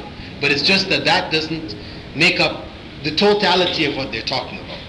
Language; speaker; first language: English; native; English